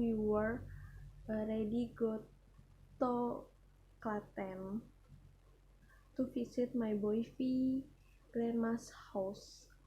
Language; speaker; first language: English; non-native, learner; Indonesian